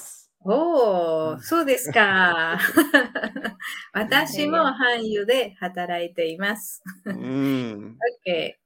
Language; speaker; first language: Japanese; non-native, fluent; Spanish